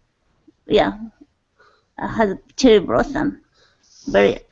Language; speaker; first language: English; non-native, learner; Japanese